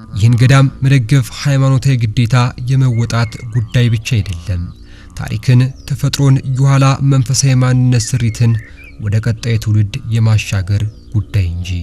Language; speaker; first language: Amharic; native; Amharic